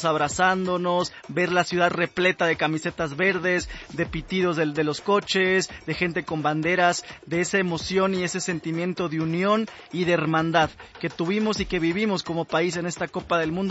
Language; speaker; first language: Spanish; native; Spanish